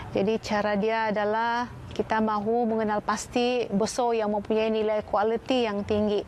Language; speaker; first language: Malay; non-native, local second language; Central Dusun